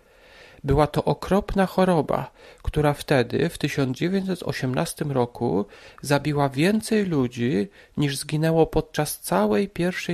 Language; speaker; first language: Polish; native; Polish